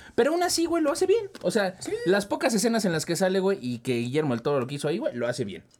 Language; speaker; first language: Spanish; native; Spanish